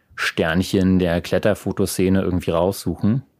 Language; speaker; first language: German; native; German